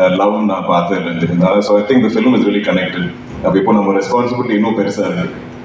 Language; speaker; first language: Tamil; non-native, local second language; Malayalam